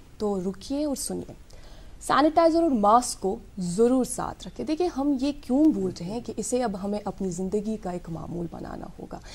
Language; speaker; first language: Hindi; non-native, local second language; Kashmiri